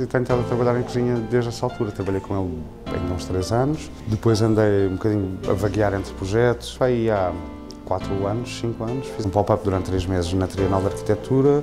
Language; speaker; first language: Portuguese; native; Portuguese